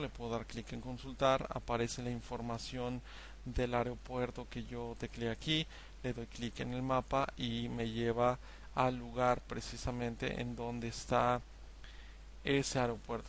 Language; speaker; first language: Spanish; native; Spanish